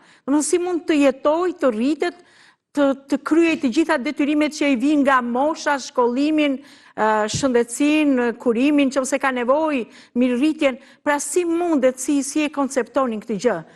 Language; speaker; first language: Albanian; native; Albanian